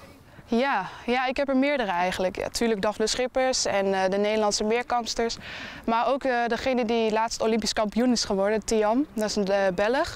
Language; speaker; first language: Dutch; native; Dutch